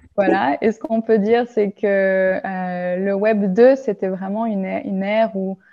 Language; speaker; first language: French; native; French